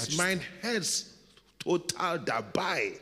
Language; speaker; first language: German; non-native, learner; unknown